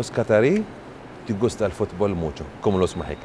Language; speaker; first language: Spanish; non-native, learner; Arabic